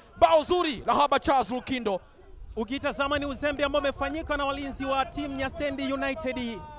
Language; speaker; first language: Swahili; native; Swahili